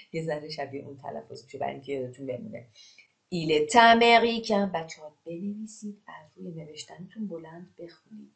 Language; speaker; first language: French; non-native, fluent; Persian